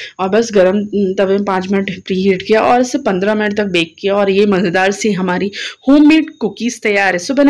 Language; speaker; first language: Hindi; native; Hindi